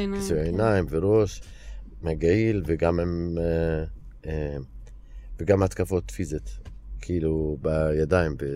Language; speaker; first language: Hebrew; non-native, fluent; Arabic